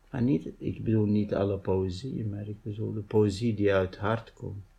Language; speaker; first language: Dutch; non-native, fluent; Arabic